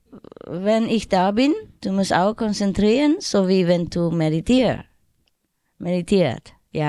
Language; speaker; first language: German; non-native, learner; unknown